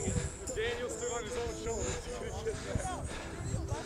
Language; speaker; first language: English; native; English